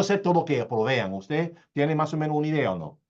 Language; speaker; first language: Spanish; early bilingual, heritage; Spanish